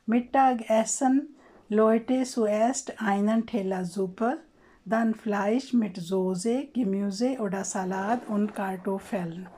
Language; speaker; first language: German; non-native, learner; Urdu